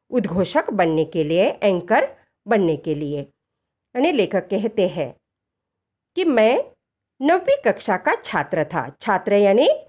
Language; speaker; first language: Hindi; non-native, local second language; Marathi